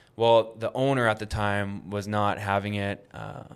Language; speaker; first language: English; native; English